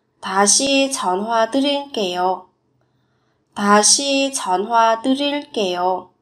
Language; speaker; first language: Korean; non-native, fluent; Vietnamese